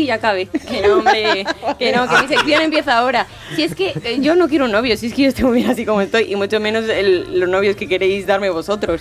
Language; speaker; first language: Spanish; native; Spanish